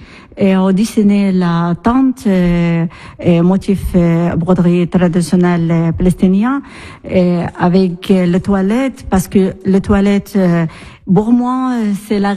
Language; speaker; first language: French; non-native, learner; Arabic